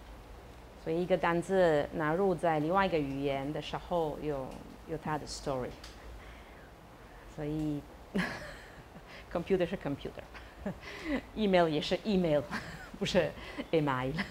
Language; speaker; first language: Chinese; non-native, fluent; Italian